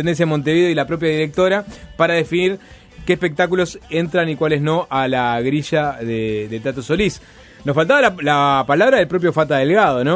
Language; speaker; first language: Spanish; native; Spanish